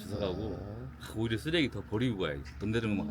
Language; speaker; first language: Korean; native; Korean